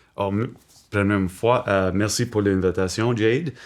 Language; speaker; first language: French; non-native, local second language; English